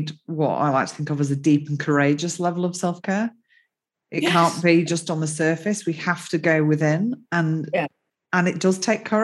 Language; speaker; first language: English; native; English